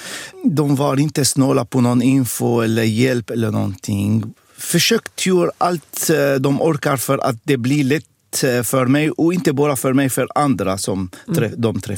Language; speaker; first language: Swedish; non-native, fluent; Arabic